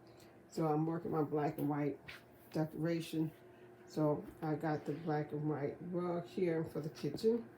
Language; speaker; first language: English; native; English